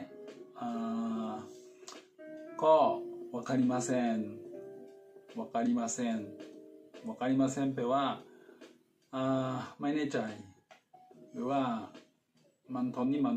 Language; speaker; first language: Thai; non-native, fluent; Japanese